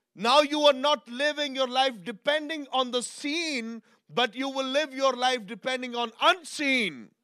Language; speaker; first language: English; non-native, local second language; Urdu